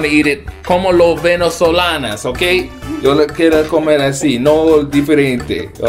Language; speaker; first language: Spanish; non-native, learner; English